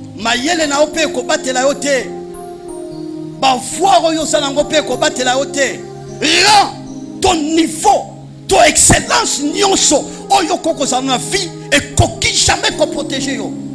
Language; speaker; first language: Lingala; non-native, local second language; Kongo